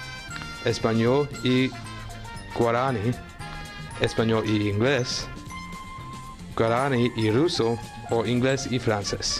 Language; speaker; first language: Spanish; non-native, learner; English